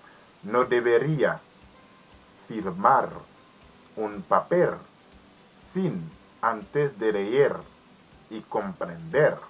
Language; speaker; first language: Spanish; non-native, learner; Haitian Creole